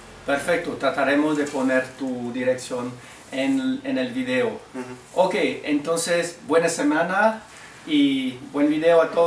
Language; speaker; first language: Spanish; non-native, fluent; French